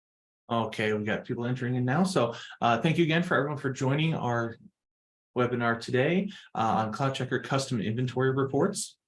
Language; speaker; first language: English; native; English